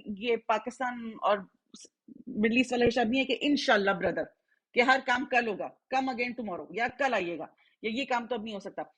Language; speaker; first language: Urdu; native; Urdu